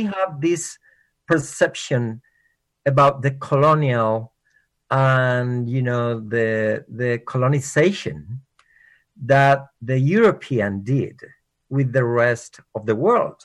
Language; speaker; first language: English; non-native, fluent; Spanish